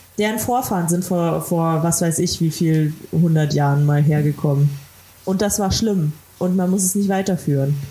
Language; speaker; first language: German; native; German